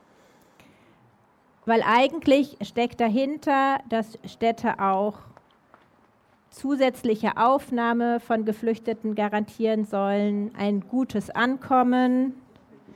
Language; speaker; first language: German; native; German